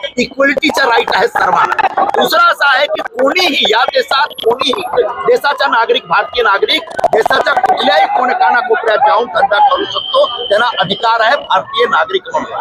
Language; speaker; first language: Marathi; non-native, local second language; Hindi